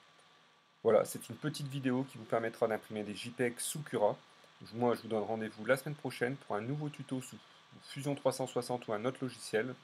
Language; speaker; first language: French; native; French